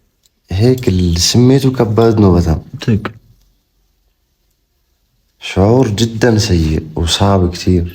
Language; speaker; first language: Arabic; non-native, learner; Amharic